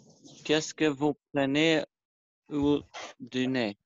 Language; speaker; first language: French; non-native, learner; Albanian